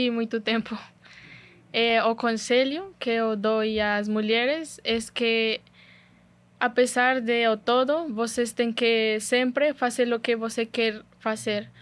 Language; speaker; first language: Portuguese; non-native, learner; Spanish